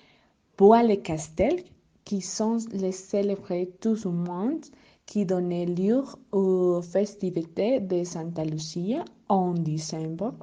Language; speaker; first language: French; non-native, learner; Spanish